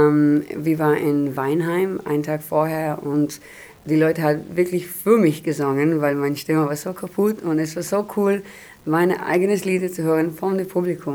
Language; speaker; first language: German; non-native, learner; Hebrew